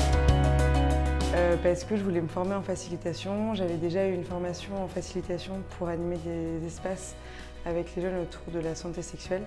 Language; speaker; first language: French; native; French